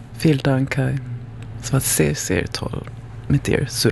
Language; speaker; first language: German; non-native, learner; Swedish